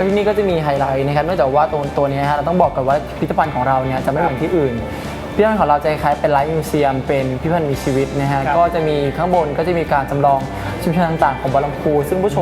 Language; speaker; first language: Thai; native; Thai